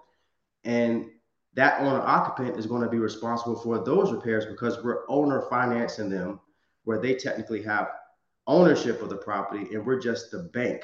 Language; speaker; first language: English; native; English